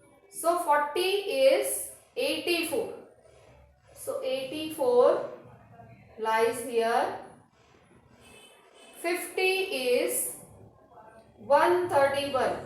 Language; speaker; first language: English; non-native, local second language; Hindi